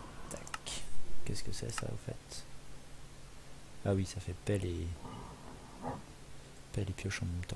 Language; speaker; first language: French; native; French